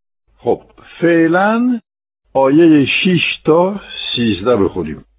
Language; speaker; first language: Persian; non-native, fluent; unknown